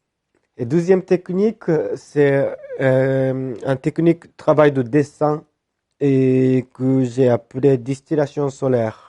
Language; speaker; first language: French; non-native, fluent; Japanese